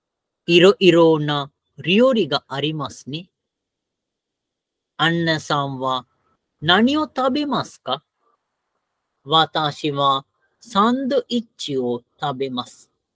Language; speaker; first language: Japanese; non-native, fluent; Sinhala